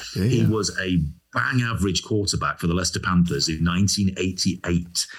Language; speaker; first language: English; native; English